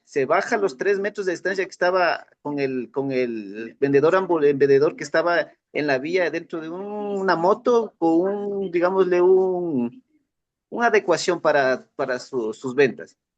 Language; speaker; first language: Spanish; native; Spanish